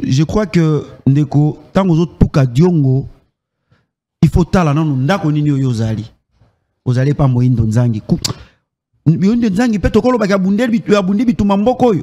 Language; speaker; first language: Lingala; native; Lingala